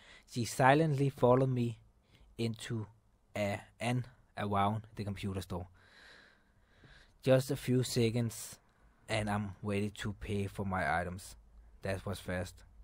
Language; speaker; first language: English; non-native, fluent; Danish